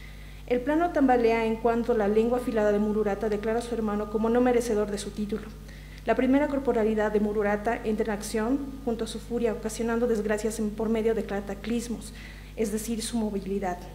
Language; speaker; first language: Spanish; native; Spanish